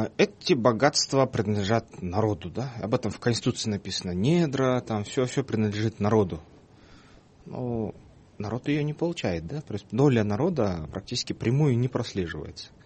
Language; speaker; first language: Russian; non-native, local second language; Kyrgyz